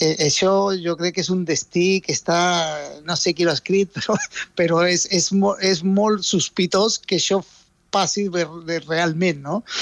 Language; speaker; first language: Catalan; non-native, fluent; Spanish